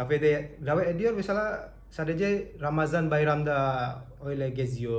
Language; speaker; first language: Turkish; non-native, learner; Indonesian